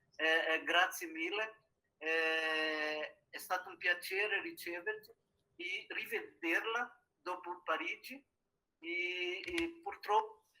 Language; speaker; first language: Italian; non-native, fluent; Portuguese